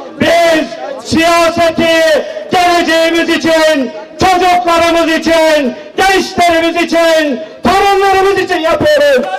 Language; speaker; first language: Turkish; native; Turkish